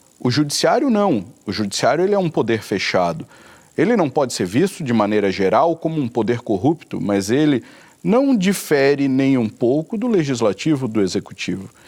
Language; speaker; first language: Portuguese; native; Portuguese